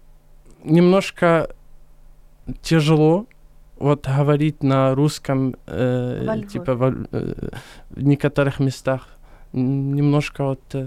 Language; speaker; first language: Russian; non-native, fluent; Arabic